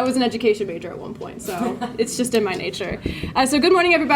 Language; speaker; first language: English; native; English